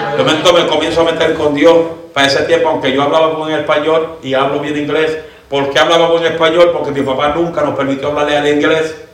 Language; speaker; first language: Spanish; early bilingual, heritage; Spanish